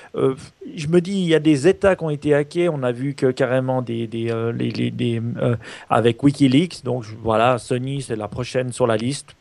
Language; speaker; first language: French; native; French